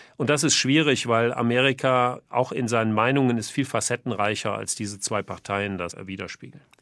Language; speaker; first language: German; native; German